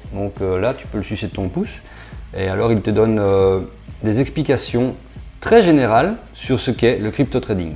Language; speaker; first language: French; native; French